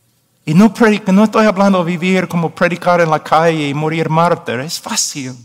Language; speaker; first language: Spanish; non-native, fluent; English